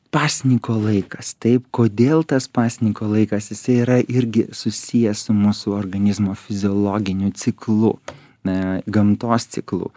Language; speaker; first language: Lithuanian; native; Lithuanian